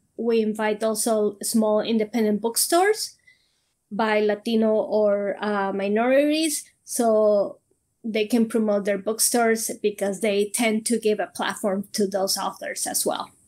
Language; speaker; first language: English; non-native, fluent; Spanish